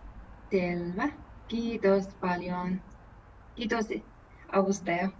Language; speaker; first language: Finnish; non-native, learner; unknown